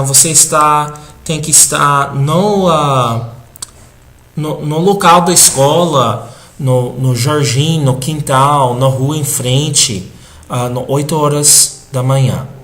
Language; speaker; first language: Portuguese; non-native, fluent; English